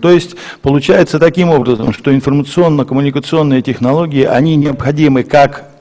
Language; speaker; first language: Russian; native; Russian